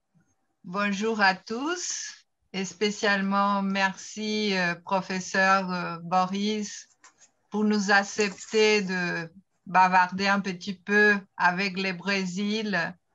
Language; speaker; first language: French; non-native, fluent; Portuguese